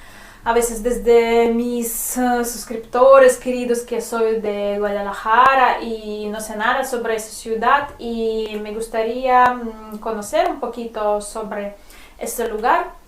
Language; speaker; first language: Spanish; non-native, fluent; Russian